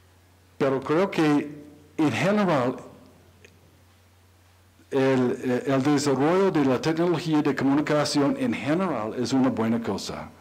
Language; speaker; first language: Spanish; non-native, learner; English